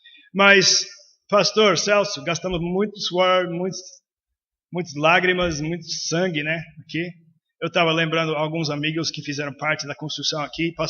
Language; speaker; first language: Portuguese; non-native, fluent; English